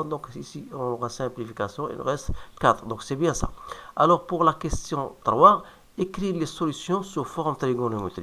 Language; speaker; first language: French; non-native, local second language; Arabic